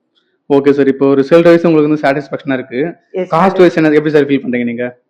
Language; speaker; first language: Tamil; native; Tamil